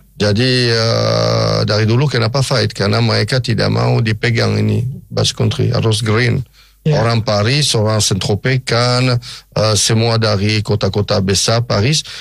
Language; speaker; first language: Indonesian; non-native, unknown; French